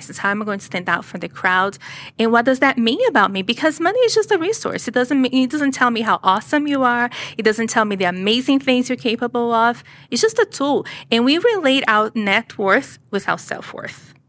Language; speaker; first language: English; non-native, fluent; Portuguese